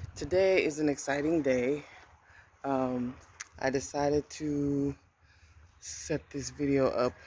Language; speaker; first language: English; native; English